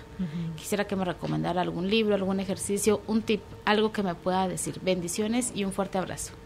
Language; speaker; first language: Spanish; native; Spanish